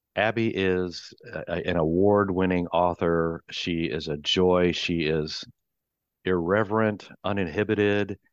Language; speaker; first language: English; native; English